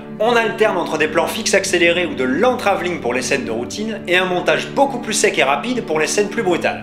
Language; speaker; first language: French; native; French